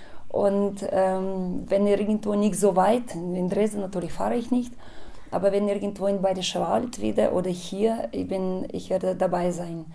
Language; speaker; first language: German; non-native, fluent; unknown